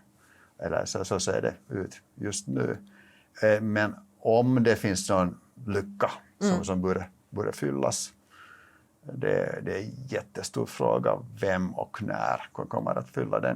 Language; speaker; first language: Swedish; non-native, local second language; Finnish